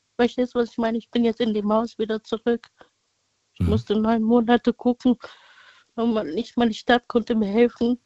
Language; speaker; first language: German; early bilingual, other home language; Vietnamese